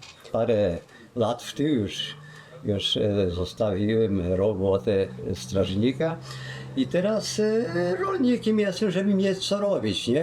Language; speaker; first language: Polish; early bilingual, heritage; Polish